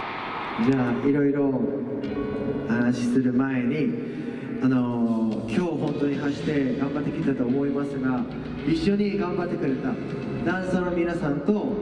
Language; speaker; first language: Japanese; non-native, fluent; Korean